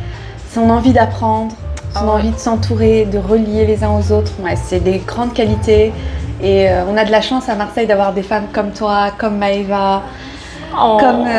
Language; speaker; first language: French; native; French